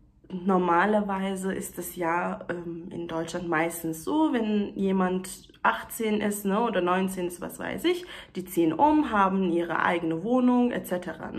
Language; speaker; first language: German; early bilingual, other home language; Turkish